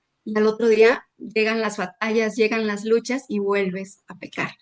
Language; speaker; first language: Spanish; native; Spanish